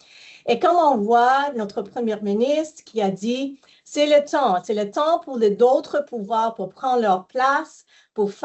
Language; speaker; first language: French; non-native, fluent; English